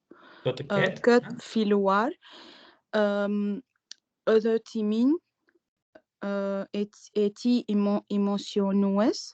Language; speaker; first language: Albanian; non-native, learner; Arabic